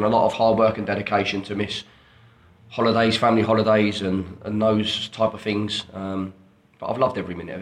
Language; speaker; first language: English; native; English